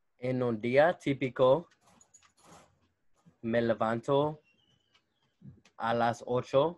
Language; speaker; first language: Spanish; non-native, learner; English